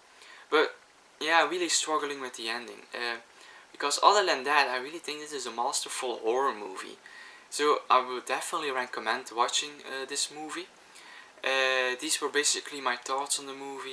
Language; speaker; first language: English; non-native, fluent; Dutch